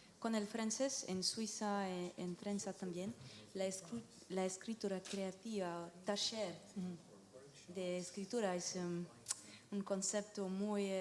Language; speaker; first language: Spanish; non-native, learner; French